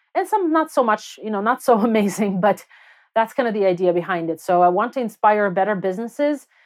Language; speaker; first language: English; non-native, fluent; Russian